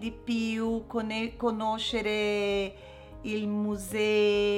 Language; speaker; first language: Italian; non-native, learner; Portuguese